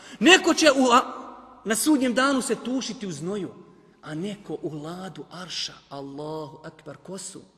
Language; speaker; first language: Bosnian; native; Bosnian